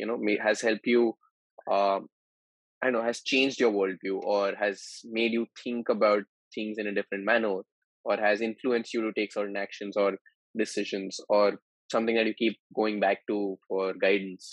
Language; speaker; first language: English; non-native, local second language; Hindi